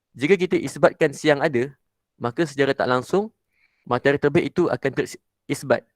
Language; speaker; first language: Malay; native; Malay